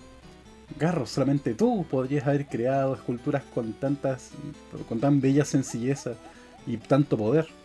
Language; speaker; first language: Spanish; native; Spanish